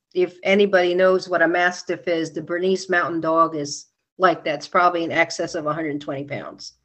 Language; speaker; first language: English; non-native, local second language; Filipino